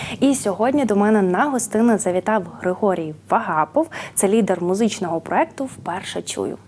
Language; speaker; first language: Ukrainian; native; Ukrainian